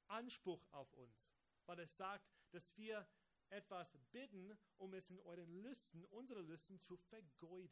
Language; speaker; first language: German; non-native, fluent; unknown